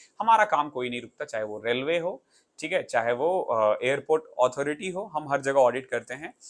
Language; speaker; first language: Hindi; native; Hindi